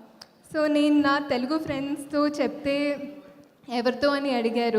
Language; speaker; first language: Telugu; non-native, fluent; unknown